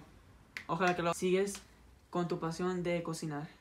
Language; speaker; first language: Spanish; non-native, learner; English